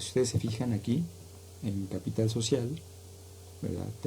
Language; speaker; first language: Spanish; native; Spanish